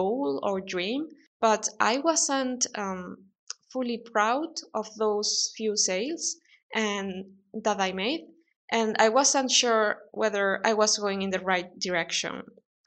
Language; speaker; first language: English; non-native, fluent; Spanish